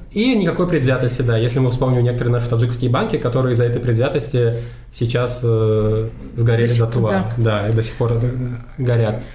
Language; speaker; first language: Russian; non-native, local second language; Tajik